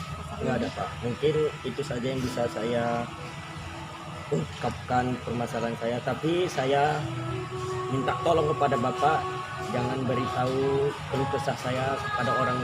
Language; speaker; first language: Indonesian; native; Indonesian